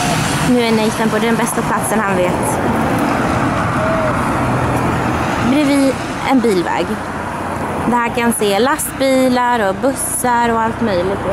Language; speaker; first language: Swedish; native; Swedish